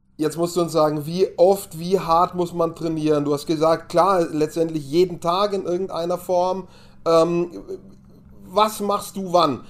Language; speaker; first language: German; native; German